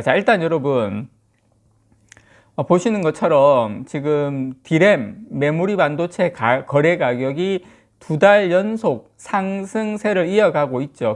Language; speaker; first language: Korean; native; Korean